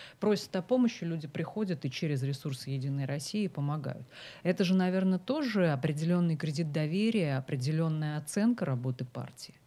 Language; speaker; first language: Russian; native; Russian